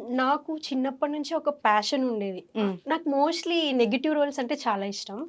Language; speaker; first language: Telugu; non-native, local second language; Tamil